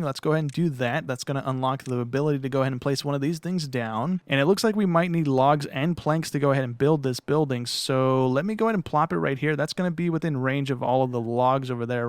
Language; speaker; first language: English; native; English